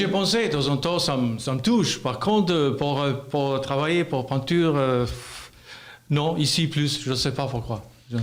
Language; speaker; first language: French; non-native, learner; Albanian